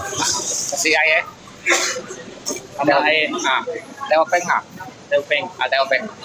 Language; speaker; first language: Indonesian; non-native, learner; Vietnamese